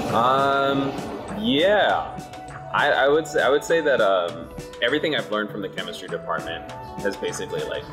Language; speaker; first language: English; native; English